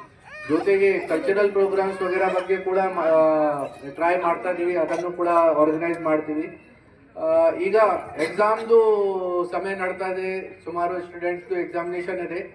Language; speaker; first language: Kannada; non-native, fluent; Hindi